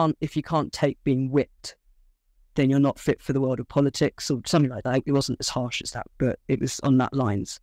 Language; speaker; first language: English; native; English